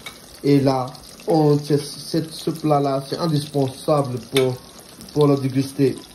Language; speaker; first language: French; non-native, learner; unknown